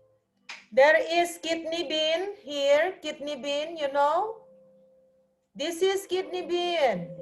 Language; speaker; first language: English; non-native, learner; Indonesian